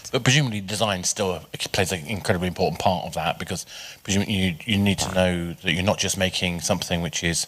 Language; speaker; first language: English; native; English